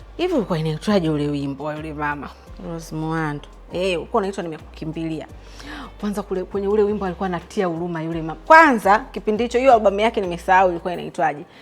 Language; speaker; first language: Swahili; native; Swahili